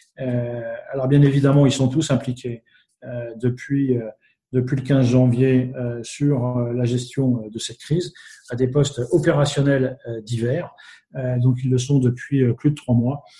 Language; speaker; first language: French; native; French